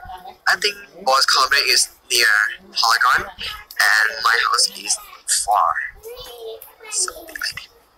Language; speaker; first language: English; non-native, learner; Thai